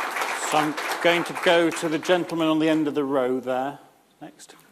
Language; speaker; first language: English; native; English